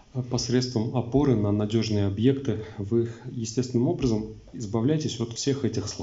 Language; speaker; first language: Russian; native; Russian